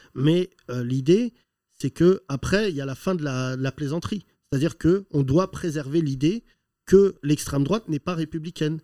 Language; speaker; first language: French; native; French